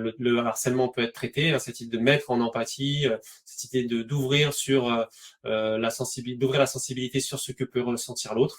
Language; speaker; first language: French; native; French